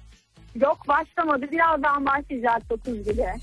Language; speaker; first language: Turkish; early bilingual, heritage; Turkish